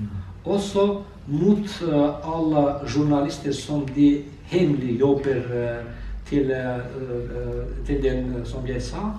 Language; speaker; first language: Norwegian; non-native, learner; Azerbaijani